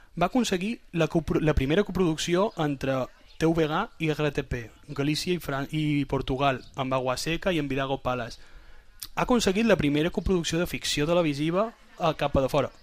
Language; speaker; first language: Catalan; native; Catalan